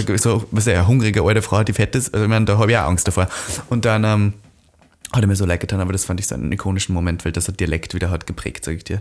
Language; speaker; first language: German; native; German